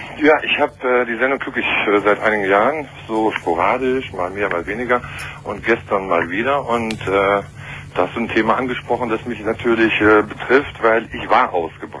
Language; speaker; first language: German; native; German